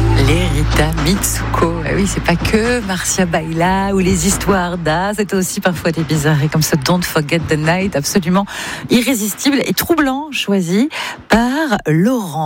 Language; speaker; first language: French; native; French